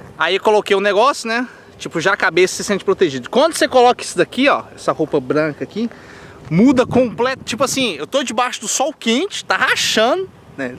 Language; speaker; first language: Portuguese; native; Portuguese